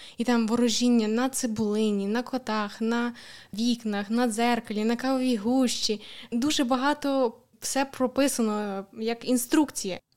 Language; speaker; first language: Ukrainian; native; Ukrainian